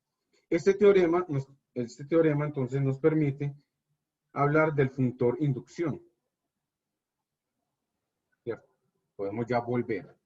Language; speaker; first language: Spanish; native; Spanish